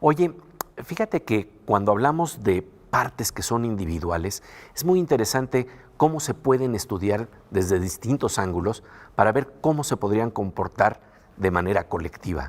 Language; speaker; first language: Spanish; native; Spanish